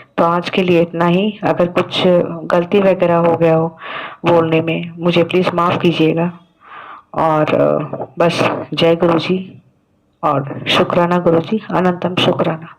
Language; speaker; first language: Hindi; non-native, local second language; Assamese